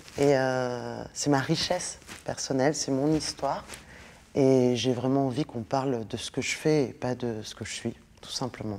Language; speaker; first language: French; native; French